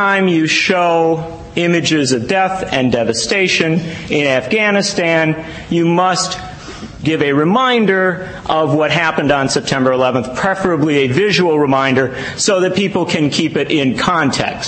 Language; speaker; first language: English; native; English